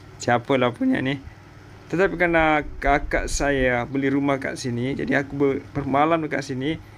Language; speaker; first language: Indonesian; native; Indonesian